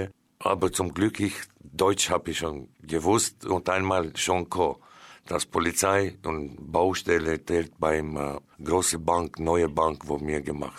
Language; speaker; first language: German; non-native, learner; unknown